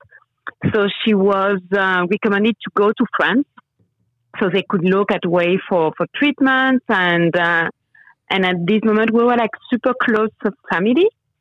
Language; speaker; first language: English; non-native, fluent; French